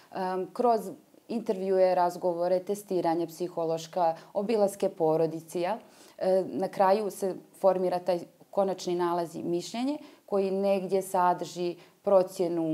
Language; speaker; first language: Croatian; native; Croatian